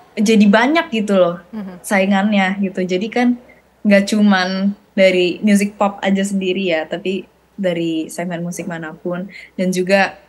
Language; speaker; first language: Indonesian; native; Indonesian